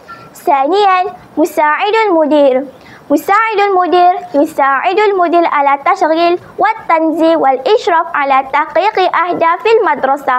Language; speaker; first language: Arabic; non-native, learner; Malay